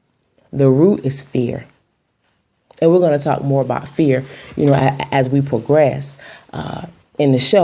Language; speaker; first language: English; native; English